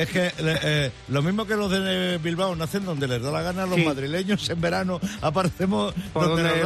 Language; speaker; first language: Spanish; native; Spanish